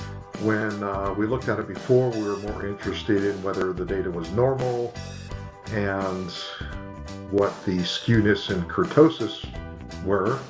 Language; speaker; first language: English; native; English